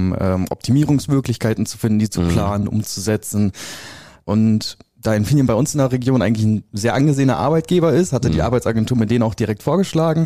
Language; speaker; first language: German; native; German